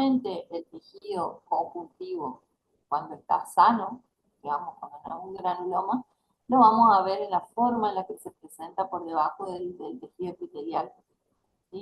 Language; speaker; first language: Spanish; native; Spanish